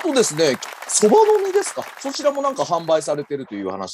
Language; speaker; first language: Japanese; native; Japanese